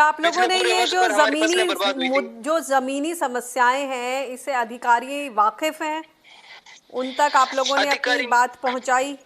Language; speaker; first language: Hindi; native; Hindi